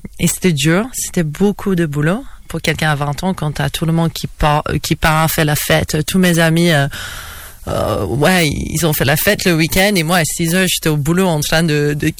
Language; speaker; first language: French; non-native, learner; English